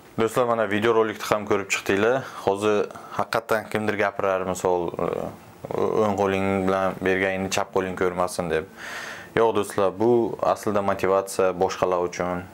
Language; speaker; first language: Uzbek; native; Uzbek